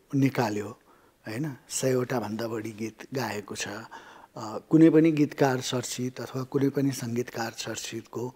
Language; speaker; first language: Nepali; native; Nepali